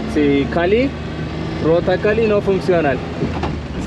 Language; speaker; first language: Spanish; non-native, learner; Turkish